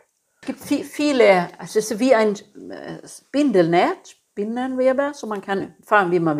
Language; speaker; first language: German; non-native, fluent; Swedish